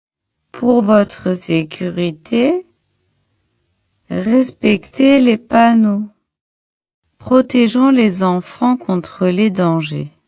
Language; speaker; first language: French; non-native, local second language; Arabic